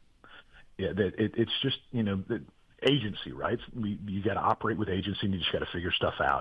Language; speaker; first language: English; native; English